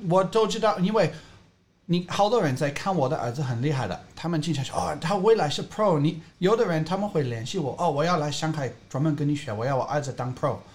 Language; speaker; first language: Chinese; non-native, fluent; English